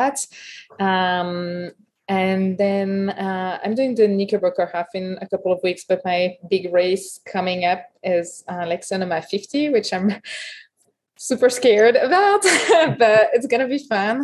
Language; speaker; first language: English; non-native, fluent; French